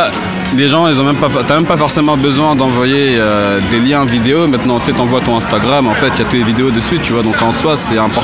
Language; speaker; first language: French; native; French